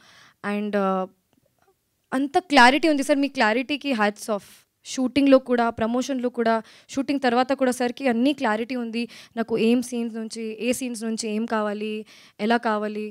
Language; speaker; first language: Telugu; non-native, learner; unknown